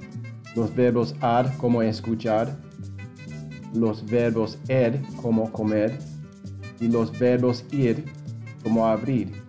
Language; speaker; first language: Spanish; non-native, fluent; English